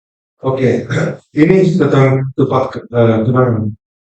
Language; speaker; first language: Indonesian; non-native, fluent; Dutch